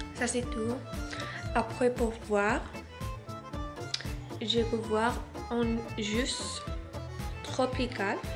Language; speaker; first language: French; non-native, learner; Spanish